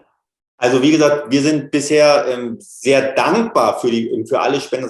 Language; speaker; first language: German; native; German